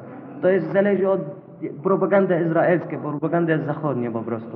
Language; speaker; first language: Polish; non-native, fluent; Arabic